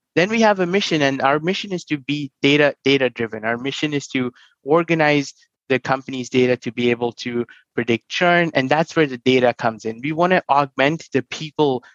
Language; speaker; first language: English; non-native, local second language; Hindi